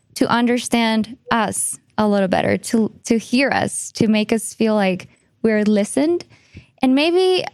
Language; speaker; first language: English; non-native, fluent; Spanish